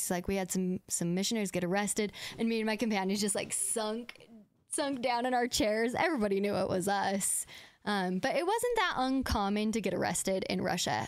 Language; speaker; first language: English; native; English